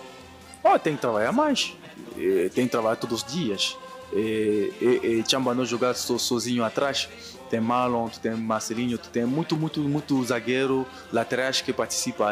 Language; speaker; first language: Portuguese; non-native, learner; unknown